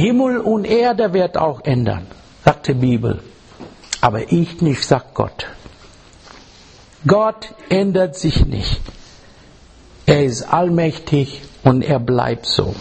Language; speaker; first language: German; non-native, learner; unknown